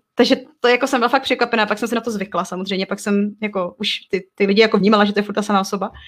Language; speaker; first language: Czech; native; Czech